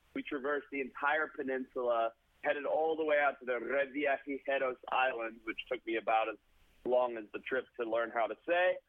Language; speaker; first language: English; native; English